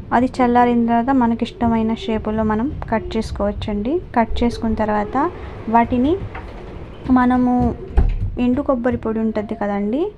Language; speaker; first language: Telugu; non-native, local second language; Urdu